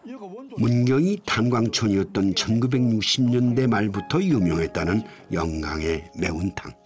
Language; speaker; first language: Korean; native; Korean